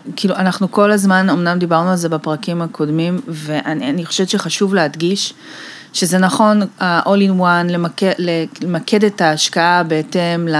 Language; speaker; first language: Hebrew; native; Hebrew